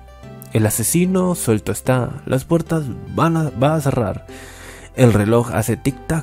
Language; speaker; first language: Spanish; native; Spanish